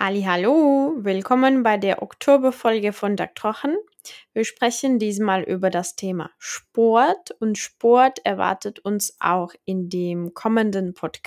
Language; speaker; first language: German; non-native, fluent; Czech